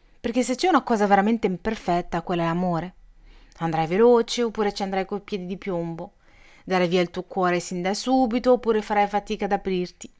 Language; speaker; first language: Italian; native; Italian